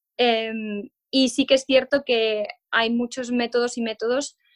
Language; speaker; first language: Spanish; non-native, local second language; Catalan